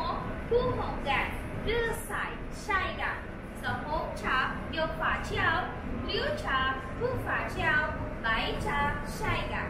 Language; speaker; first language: Chinese; non-native, learner; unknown